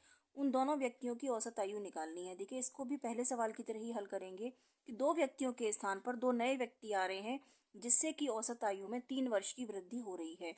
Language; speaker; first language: Hindi; native; Hindi